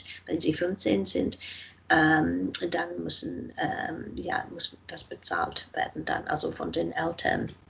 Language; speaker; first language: German; non-native, fluent; English